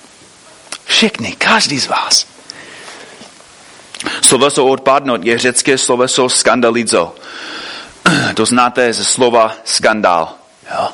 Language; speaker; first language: Czech; non-native, fluent; English